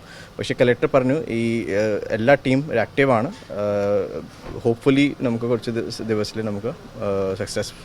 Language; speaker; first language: Malayalam; non-native, local second language; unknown